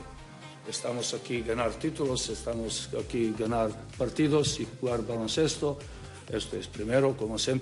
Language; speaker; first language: Spanish; non-native, learner; Serbian